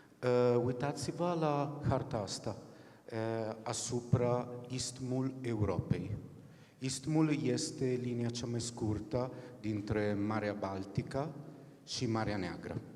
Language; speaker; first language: Romanian; non-native, fluent; Italian